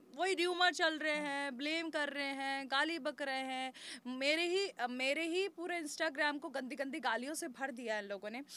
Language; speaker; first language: Hindi; native; Hindi